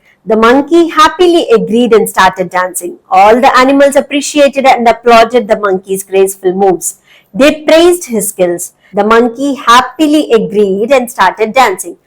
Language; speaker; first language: English; non-native, local second language; Telugu